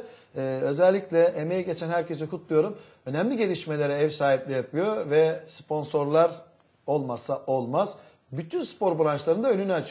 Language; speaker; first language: Turkish; native; Turkish